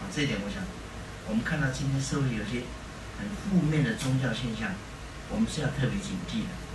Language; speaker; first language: Chinese; native; Chinese